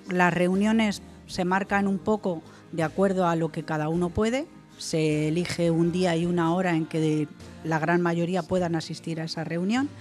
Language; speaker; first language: Spanish; native; Spanish